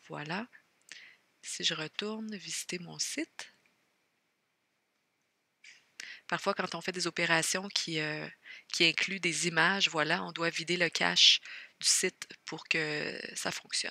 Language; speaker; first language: French; native; French